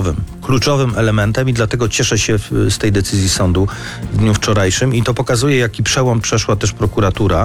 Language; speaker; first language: Polish; native; Polish